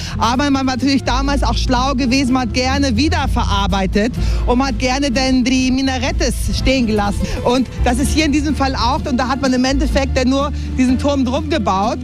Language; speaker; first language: German; native; German